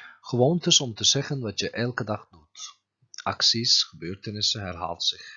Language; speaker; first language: Dutch; non-native, fluent; Turkish